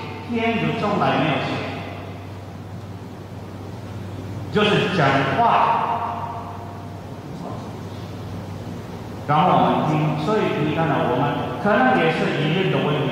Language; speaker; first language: Chinese; non-native, fluent; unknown